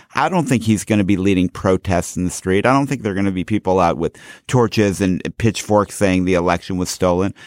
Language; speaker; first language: English; native; English